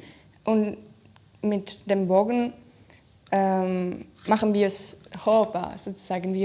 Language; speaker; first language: German; non-native, fluent; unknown